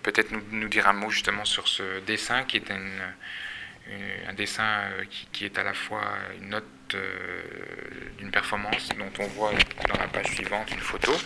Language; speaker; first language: French; native; French